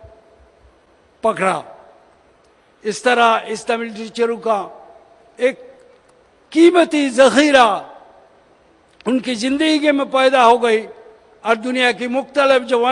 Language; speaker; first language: Urdu; non-native, fluent; Bangla